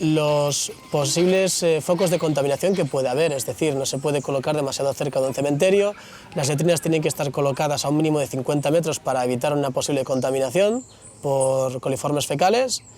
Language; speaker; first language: Spanish; native; Spanish